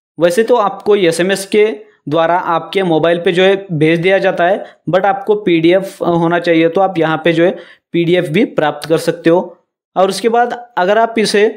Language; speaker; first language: Hindi; non-native, local second language; Marathi